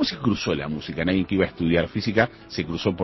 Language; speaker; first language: Spanish; native; Spanish